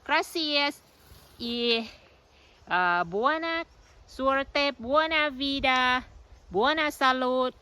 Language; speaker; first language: Spanish; non-native, learner; Thai